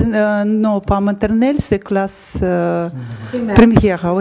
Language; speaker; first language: French; non-native, learner; Russian